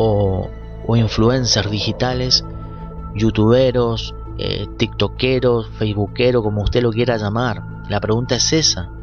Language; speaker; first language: Spanish; native; Spanish